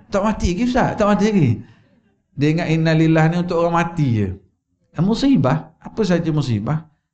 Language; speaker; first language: Malay; native; Malay